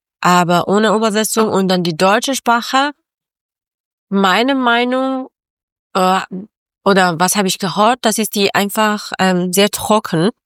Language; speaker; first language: German; non-native, learner; Persian